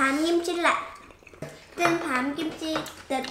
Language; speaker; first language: Vietnamese; early bilingual, heritage; Korean